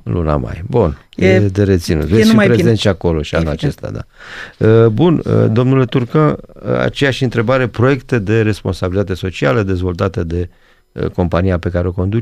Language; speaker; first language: Romanian; native; Romanian